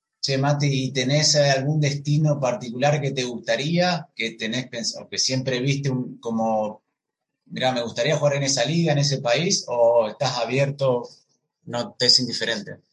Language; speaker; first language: Spanish; native; Spanish